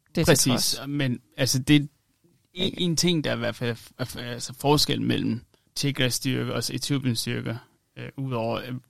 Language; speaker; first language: Danish; early bilingual, other home language; Amharic